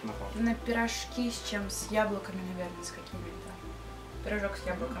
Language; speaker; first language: Russian; native; Russian